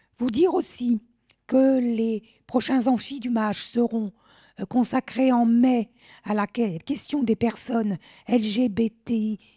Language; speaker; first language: French; native; French